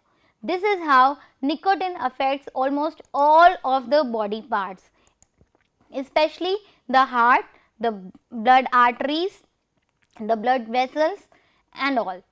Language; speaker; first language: English; non-native, local second language; Hindi